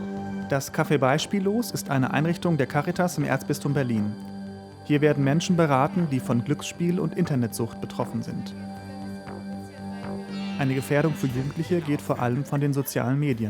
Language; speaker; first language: German; native; German